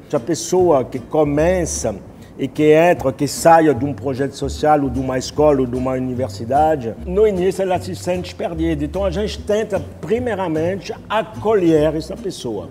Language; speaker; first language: Portuguese; non-native, fluent; French